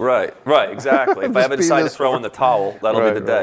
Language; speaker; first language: English; native; English